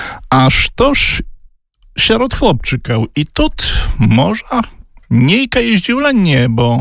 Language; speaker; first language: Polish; non-native, learner; Belarusian